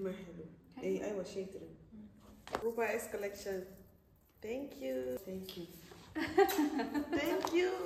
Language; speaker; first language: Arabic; non-native, learner; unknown